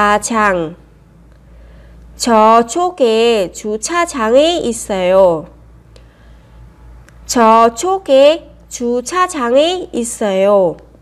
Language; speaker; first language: Korean; non-native, fluent; Vietnamese